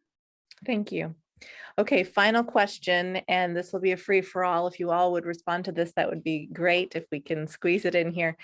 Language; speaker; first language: English; native; English